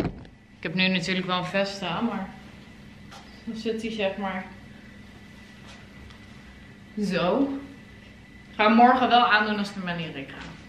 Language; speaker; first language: Dutch; native; Dutch